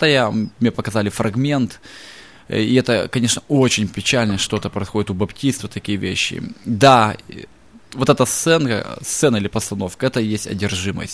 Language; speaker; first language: Russian; native; Russian